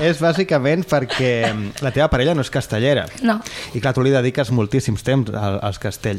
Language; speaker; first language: Catalan; native; Catalan